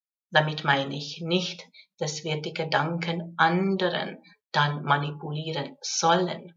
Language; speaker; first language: German; non-native, fluent; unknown